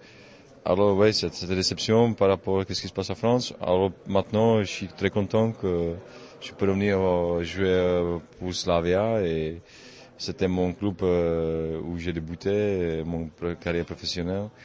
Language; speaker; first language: French; non-native, fluent; Czech